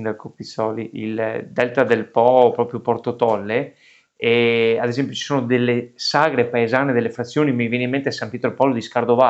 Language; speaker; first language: Italian; native; Italian